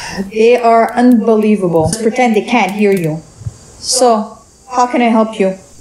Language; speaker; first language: English; native; English